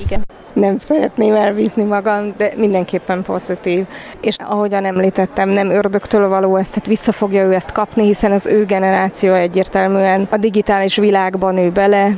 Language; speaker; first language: Hungarian; native; Hungarian